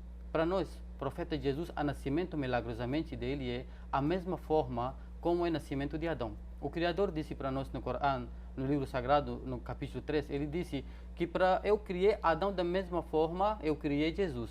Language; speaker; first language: Portuguese; non-native, fluent; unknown